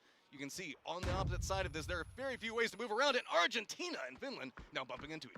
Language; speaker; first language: English; native; English